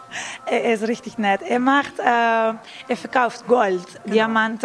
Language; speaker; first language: German; non-native, learner; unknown